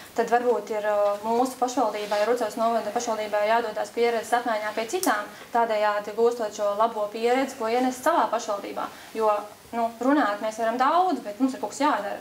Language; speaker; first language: Latvian; native; Latvian